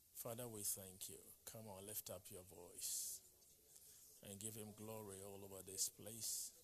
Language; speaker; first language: English; non-native, local second language; Akan